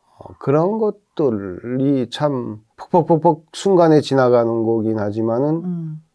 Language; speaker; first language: Korean; native; Korean